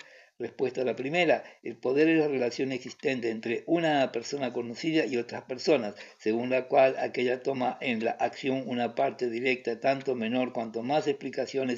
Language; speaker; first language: Spanish; native; Spanish